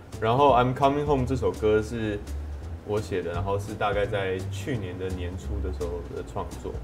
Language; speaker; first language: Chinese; native; Chinese